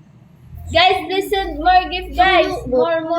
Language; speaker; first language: English; non-native, local second language; Cebuano